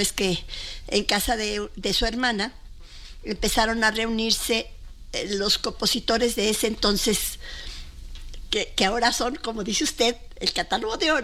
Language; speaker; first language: Spanish; native; Spanish